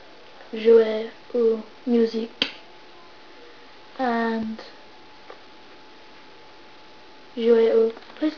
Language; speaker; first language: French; non-native, learner; English